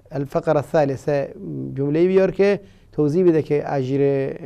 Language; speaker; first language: Arabic; non-native, fluent; Persian